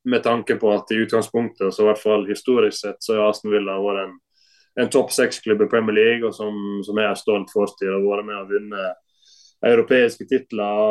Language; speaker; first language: Norwegian; native; Norwegian